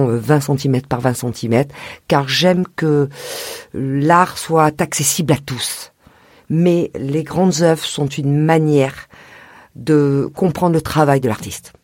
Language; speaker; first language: French; native; French